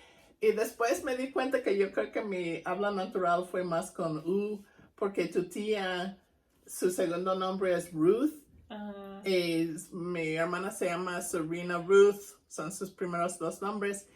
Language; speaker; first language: Spanish; non-native, fluent; English